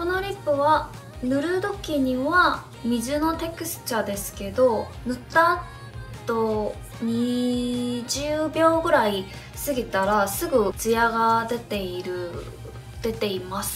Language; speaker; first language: Japanese; non-native, fluent; Korean